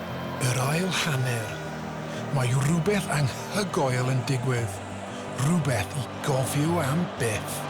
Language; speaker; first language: Welsh; non-native, local second language; English